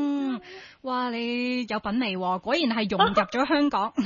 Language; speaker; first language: Cantonese; native; Cantonese